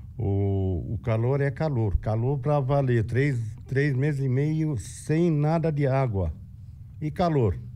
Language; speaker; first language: Portuguese; non-native, fluent; Arabic